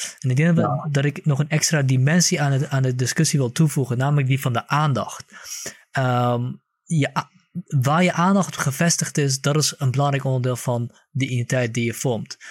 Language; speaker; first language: Dutch; early bilingual, other home language; Kurdish